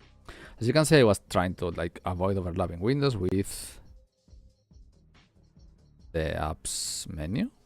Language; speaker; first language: English; non-native, fluent; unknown